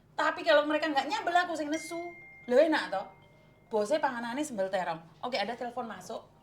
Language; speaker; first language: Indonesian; non-native, local second language; Javanese